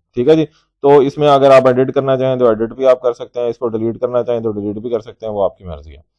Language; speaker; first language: Urdu; native; Urdu